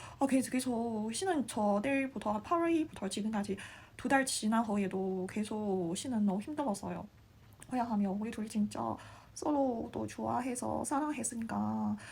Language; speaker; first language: Korean; non-native, learner; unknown